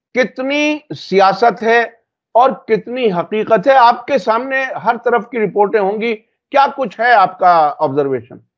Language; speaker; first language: Hindi; native; Hindi